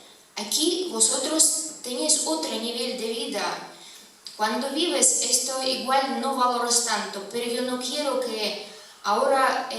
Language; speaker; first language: Spanish; non-native, fluent; Russian